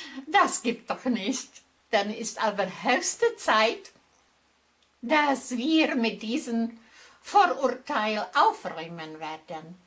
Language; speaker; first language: German; non-native, fluent; Czech